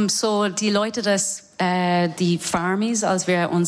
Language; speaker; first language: German; non-native, fluent; English